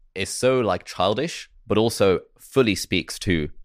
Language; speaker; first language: English; native; English